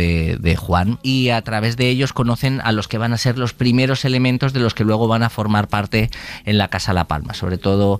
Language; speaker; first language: Spanish; native; Spanish